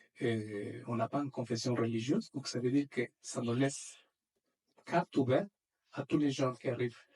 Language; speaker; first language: French; non-native, fluent; Spanish